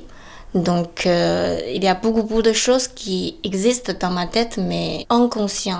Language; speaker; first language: French; non-native, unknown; Chinese